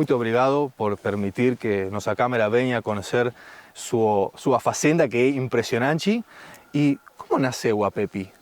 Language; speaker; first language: Portuguese; non-native, learner; Spanish